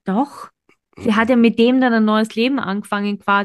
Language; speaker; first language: German; native; German